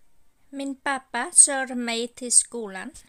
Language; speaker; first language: Swedish; non-native, fluent; Vietnamese